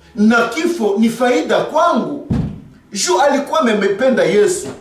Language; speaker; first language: French; non-native, local second language; Swahili